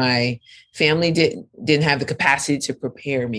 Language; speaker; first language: English; native; English